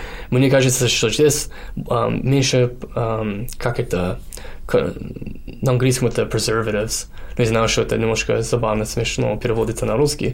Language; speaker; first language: Russian; non-native, fluent; English